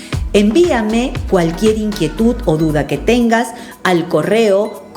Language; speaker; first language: Spanish; native; Spanish